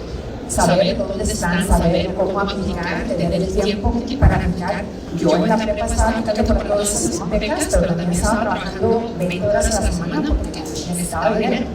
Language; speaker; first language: Spanish; early bilingual, heritage; Spanish